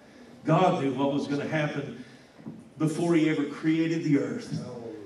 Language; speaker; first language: English; native; English